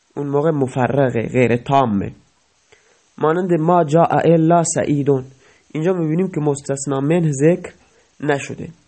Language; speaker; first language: Persian; non-native, local second language; Baluchi